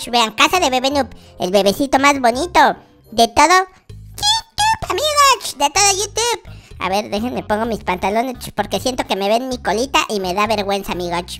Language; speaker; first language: Spanish; native; Spanish